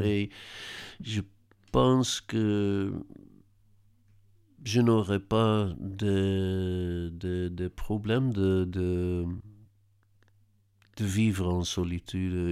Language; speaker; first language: French; non-native, learner; Dutch